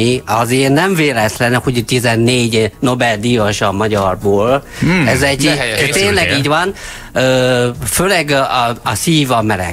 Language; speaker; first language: Hungarian; non-native, learner; Chinese